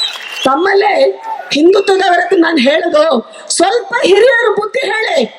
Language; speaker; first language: Kannada; native; Kannada